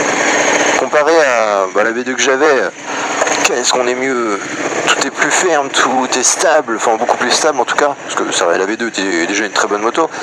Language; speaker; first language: French; native; French